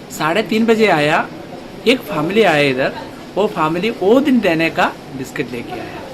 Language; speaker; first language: Hindi; non-native, local second language; Malayalam